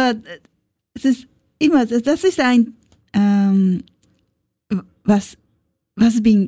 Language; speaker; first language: German; non-native, learner; Japanese